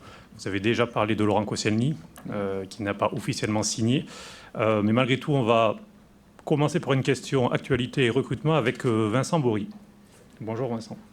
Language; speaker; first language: French; native; French